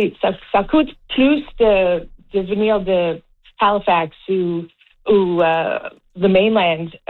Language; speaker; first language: French; non-native, learner; English